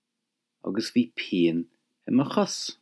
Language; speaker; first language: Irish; non-native, learner; English